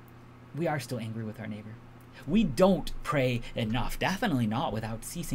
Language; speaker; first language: English; native; English